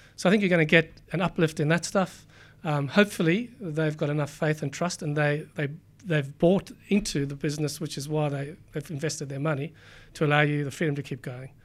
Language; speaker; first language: English; native; English